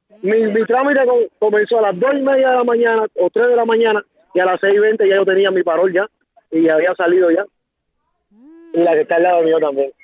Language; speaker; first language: Spanish; native; Spanish